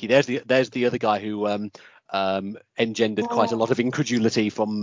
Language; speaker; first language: English; native; English